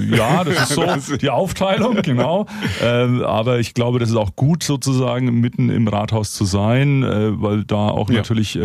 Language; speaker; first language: German; native; German